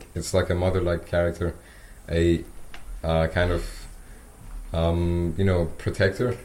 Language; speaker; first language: English; non-native, fluent; Persian